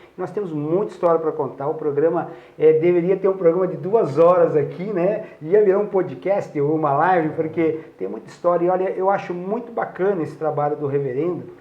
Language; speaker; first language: Portuguese; native; Portuguese